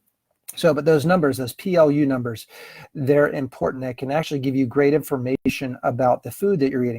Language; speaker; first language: English; native; English